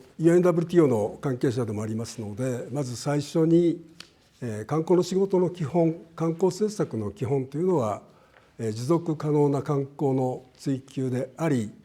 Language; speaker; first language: Japanese; native; Japanese